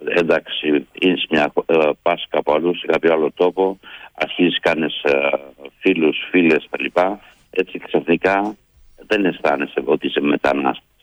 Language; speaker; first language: Greek; native; Greek